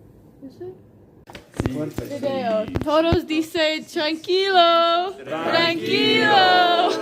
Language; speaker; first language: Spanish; non-native, learner; English